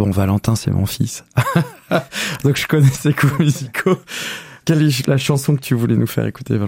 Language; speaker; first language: French; native; French